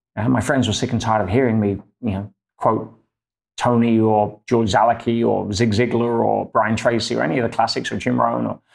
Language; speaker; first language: English; native; English